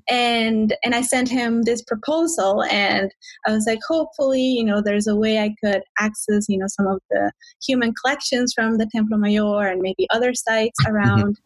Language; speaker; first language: English; non-native, fluent; Spanish